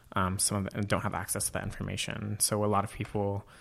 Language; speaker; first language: English; native; English